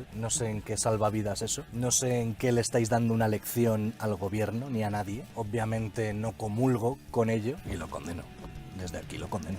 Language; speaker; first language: Spanish; native; Spanish